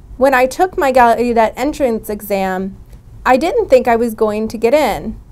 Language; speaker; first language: English; native; English